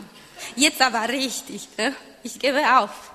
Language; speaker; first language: German; non-native, fluent; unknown